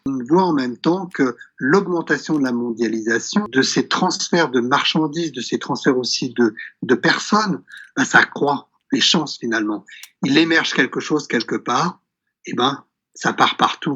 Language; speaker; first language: French; native; French